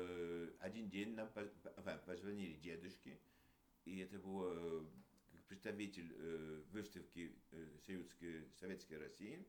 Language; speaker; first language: Russian; early bilingual, heritage; Russian